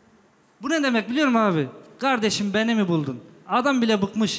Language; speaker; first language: Turkish; native; Turkish